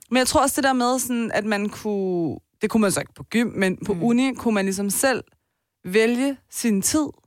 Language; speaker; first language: Danish; early bilingual, other home language; Persian